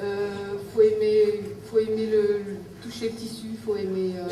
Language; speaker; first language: French; native; French